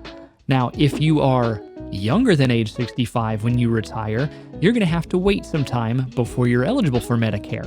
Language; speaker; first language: English; native; English